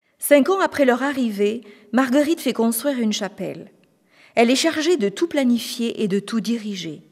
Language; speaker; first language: French; native; French